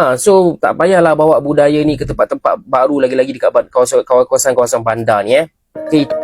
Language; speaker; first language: Malay; native; Malay